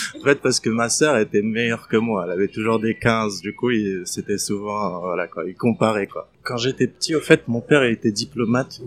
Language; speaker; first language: French; non-native, fluent; Arabic